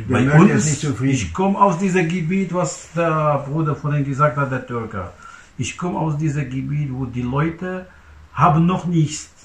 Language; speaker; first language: German; non-native, learner; Turkish